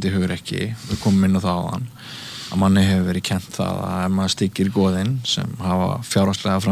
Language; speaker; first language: Icelandic; native; Icelandic